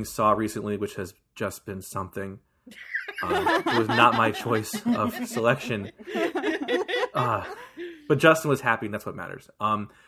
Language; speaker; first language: English; native; English